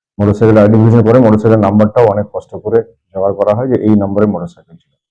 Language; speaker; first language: Bangla; native; Bangla